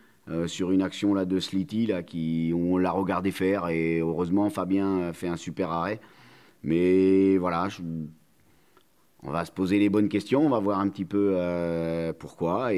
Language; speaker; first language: French; native; French